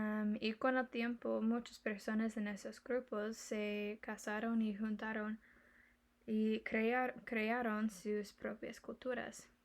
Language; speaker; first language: Spanish; non-native, learner; English